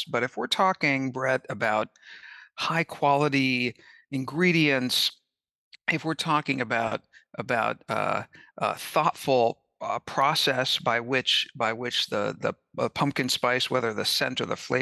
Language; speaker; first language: English; native; English